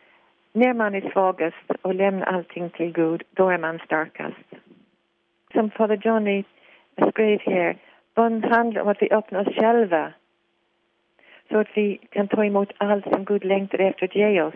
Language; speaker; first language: Swedish; non-native, fluent; English